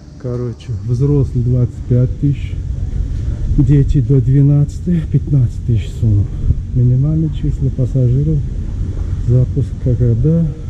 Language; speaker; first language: Russian; non-native, local second language; Uzbek